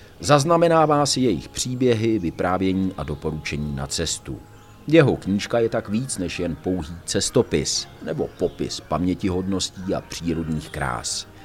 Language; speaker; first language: Czech; native; Czech